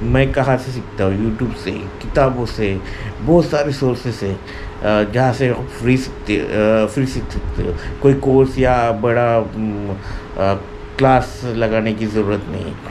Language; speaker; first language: Hindi; non-native, local second language; Marathi